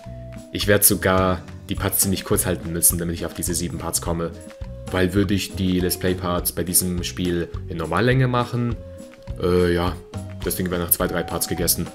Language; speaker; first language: German; native; German